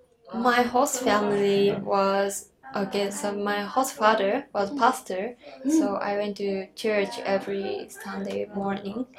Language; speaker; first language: English; non-native, learner; Japanese